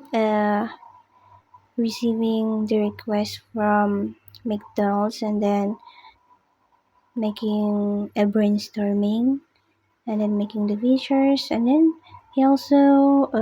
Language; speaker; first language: English; non-native, learner; Indonesian